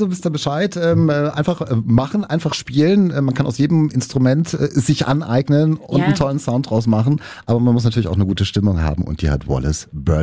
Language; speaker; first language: German; native; German